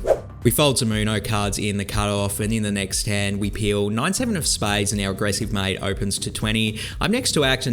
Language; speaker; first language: English; native; English